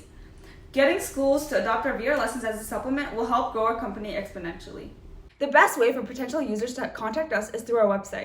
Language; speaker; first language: English; native; English